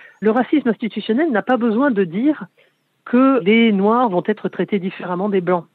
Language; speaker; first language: French; native; French